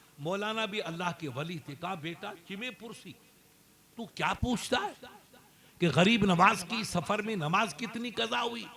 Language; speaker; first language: Urdu; non-native, local second language; Sindhi